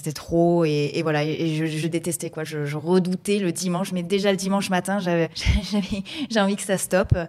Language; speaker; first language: French; native; French